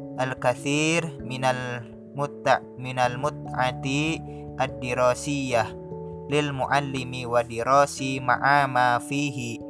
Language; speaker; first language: Arabic; non-native, learner; Indonesian